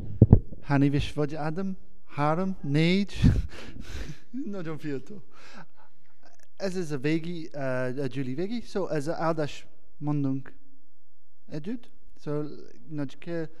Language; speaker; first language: Hungarian; non-native, learner; English